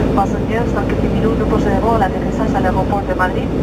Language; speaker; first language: Spanish; native; Spanish